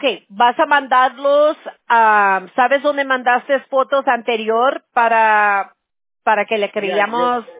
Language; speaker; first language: Spanish; early bilingual, heritage; Spanish